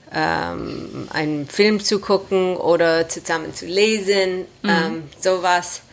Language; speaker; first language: German; non-native, fluent; English